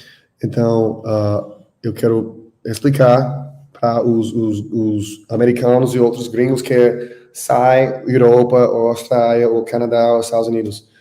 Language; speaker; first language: Portuguese; non-native, learner; English